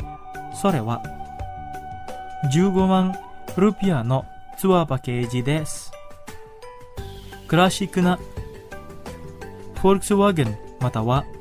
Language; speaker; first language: Japanese; non-native, fluent; Indonesian